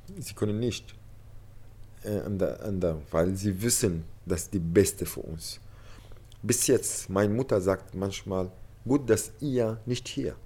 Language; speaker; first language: German; non-native, learner; Arabic